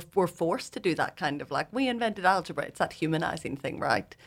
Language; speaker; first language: English; native; English